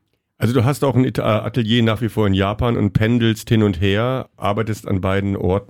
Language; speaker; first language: German; native; German